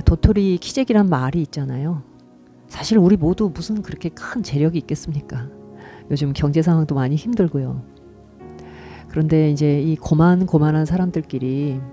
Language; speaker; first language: Korean; native; Korean